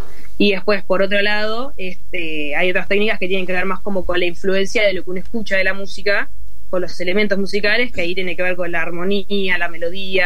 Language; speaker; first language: Spanish; native; Spanish